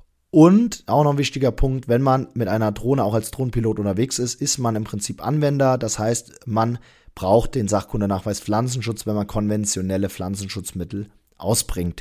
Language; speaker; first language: German; native; German